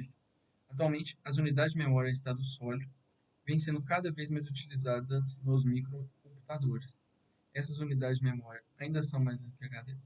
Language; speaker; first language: Portuguese; native; Portuguese